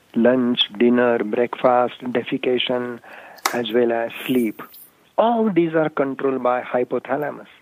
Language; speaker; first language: English; non-native, local second language; Marathi